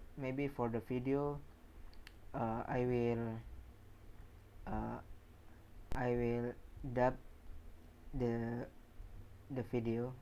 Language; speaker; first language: English; non-native, learner; Indonesian